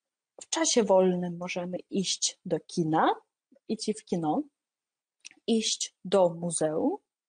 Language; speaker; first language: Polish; non-native, fluent; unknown